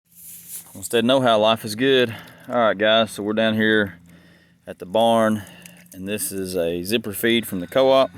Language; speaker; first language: English; native; English